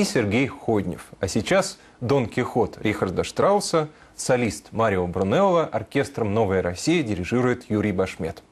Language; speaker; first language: Russian; native; Russian